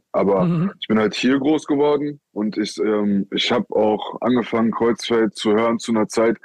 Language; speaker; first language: German; native; German